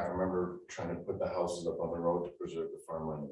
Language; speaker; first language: English; native; English